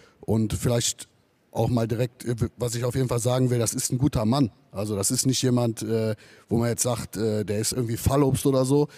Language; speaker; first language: German; native; German